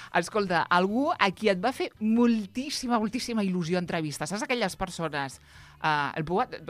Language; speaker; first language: Catalan; native; Catalan